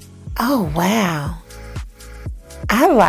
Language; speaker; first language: English; native; English